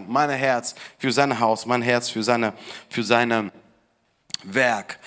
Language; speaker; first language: German; non-native, fluent; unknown